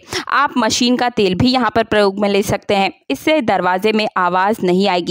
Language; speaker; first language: Hindi; native; Hindi